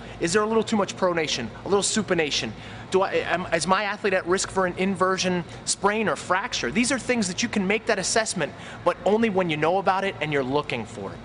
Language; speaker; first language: English; native; English